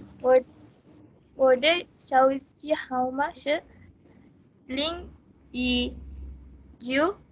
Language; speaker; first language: Chinese; non-native, learner; Malay